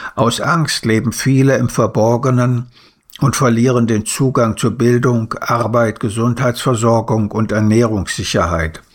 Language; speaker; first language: German; native; German